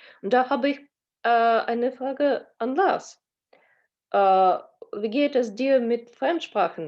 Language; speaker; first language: German; non-native, learner; Russian